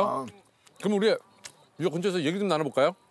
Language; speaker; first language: Korean; native; Korean